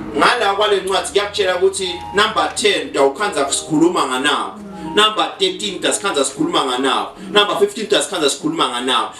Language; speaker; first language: Zulu; non-native, local second language; Swati